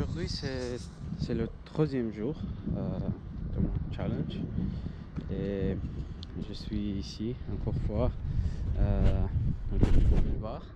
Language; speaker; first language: French; non-native, learner; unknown